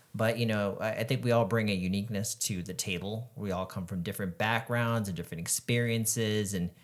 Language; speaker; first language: English; native; English